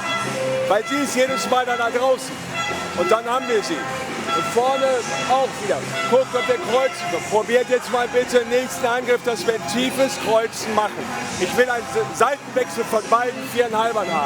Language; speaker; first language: German; native; German